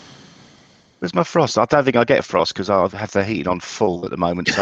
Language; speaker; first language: English; native; English